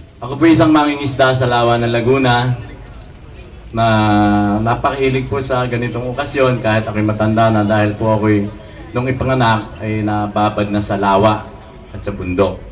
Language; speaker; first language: Filipino; native; Filipino